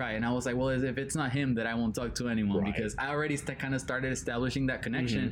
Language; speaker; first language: English; non-native, fluent; Spanish